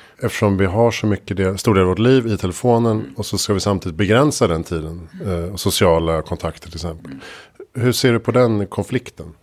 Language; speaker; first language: Swedish; native; Swedish